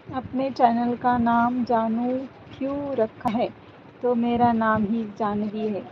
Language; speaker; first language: Hindi; non-native, local second language; Marathi